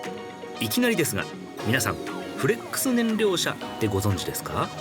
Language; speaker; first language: Japanese; native; Japanese